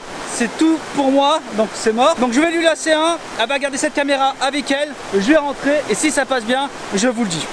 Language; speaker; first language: French; native; French